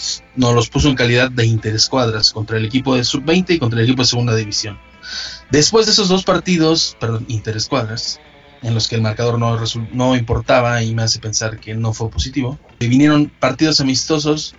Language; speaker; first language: Spanish; native; Spanish